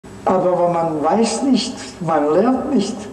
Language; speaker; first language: German; non-native, fluent; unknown